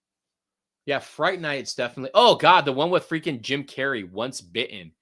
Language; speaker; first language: English; native; English